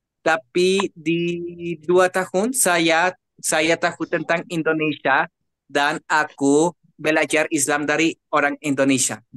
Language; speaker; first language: Indonesian; non-native, learner; Spanish